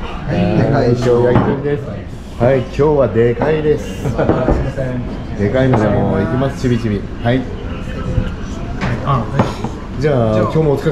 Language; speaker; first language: Japanese; native; Japanese